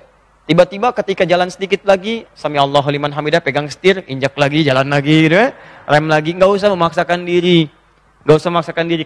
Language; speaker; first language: Indonesian; native; Indonesian